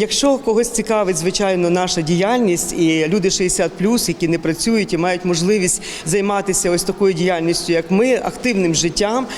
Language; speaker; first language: Ukrainian; native; Ukrainian